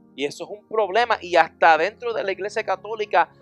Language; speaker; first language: Spanish; non-native, fluent; English